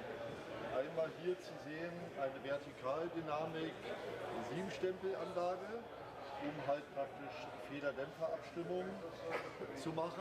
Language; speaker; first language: German; native; German